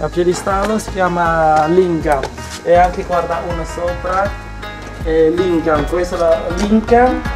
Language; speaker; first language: Italian; non-native, learner; Khmer